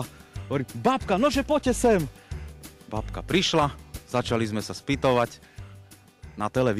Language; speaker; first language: Slovak; native; Slovak